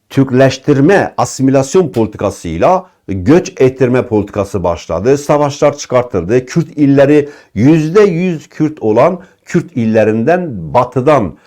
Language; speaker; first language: Turkish; native; Turkish